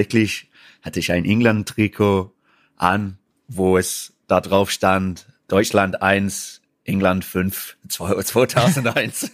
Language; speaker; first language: German; non-native, fluent; English